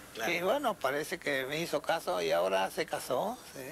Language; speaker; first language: Spanish; native; Spanish